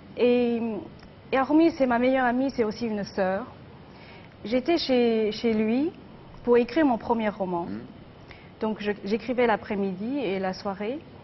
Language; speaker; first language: French; non-native, fluent; Chinese